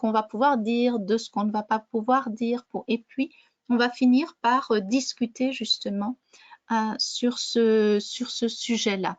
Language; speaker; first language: French; native; French